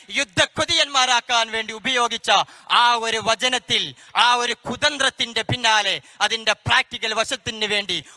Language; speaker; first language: Malayalam; native; Malayalam